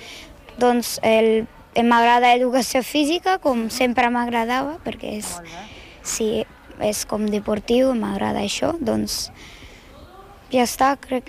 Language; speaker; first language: Catalan; non-native, learner; Ukrainian